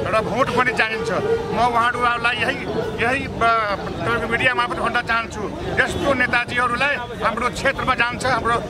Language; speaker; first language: Nepali; non-native, local second language; Maithili